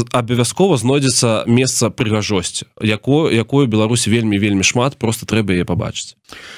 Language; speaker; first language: Belarusian; non-native, local second language; Russian